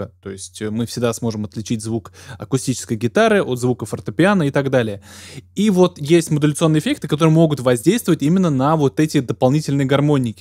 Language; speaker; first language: Russian; native; Russian